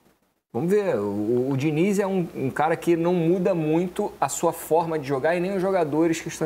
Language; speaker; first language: Portuguese; native; Portuguese